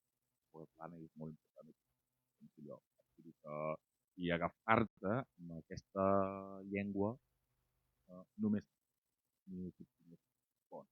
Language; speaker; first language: Catalan; non-native, fluent; Wolof